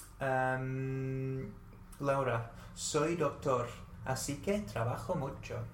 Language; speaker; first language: Spanish; non-native, fluent; English